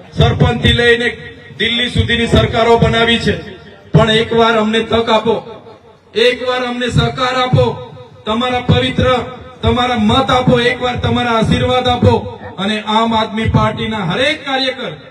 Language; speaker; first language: Gujarati; non-native, local second language; Vasavi